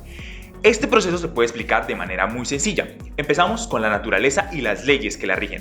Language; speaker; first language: Spanish; native; Spanish